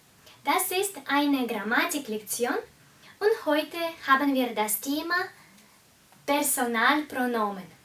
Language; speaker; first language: German; non-native, fluent; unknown